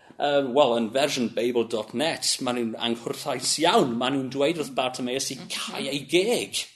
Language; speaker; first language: Welsh; non-native, local second language; English